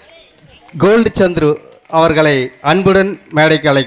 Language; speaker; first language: Tamil; native; Tamil